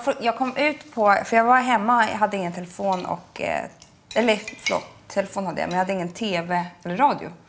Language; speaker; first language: Swedish; native; Swedish